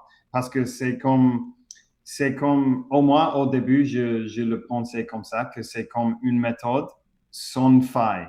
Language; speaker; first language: French; non-native, fluent; English